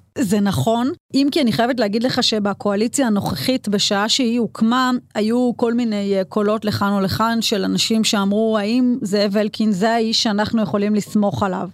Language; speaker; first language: Hebrew; native; Hebrew